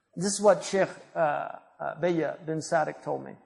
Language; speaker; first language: English; native; English